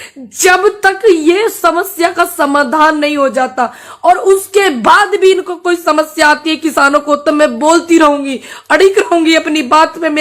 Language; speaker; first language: Hindi; native; Hindi